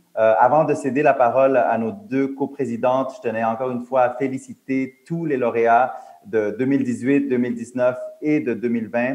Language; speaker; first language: French; native; French